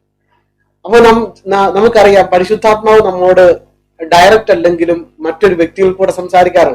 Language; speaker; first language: Malayalam; native; Malayalam